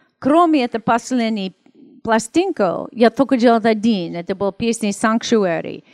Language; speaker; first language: Russian; non-native, learner; English